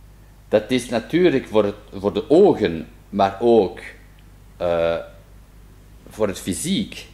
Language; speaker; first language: Dutch; non-native, fluent; French